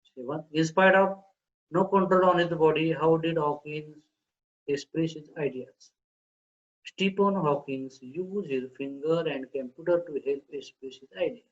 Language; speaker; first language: English; non-native, local second language; Marathi